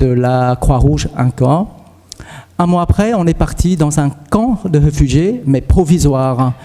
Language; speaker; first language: French; early bilingual, other home language; Vietnamese